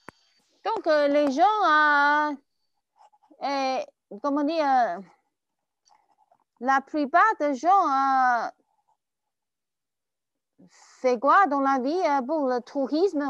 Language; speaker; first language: French; non-native, learner; Chinese